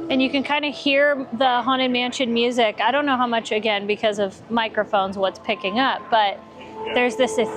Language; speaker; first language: English; native; English